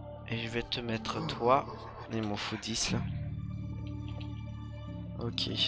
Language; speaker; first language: French; native; French